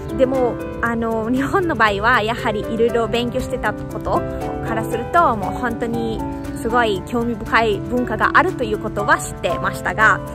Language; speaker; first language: Japanese; non-native, fluent; Italian